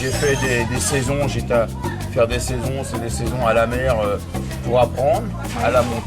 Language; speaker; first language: French; native; French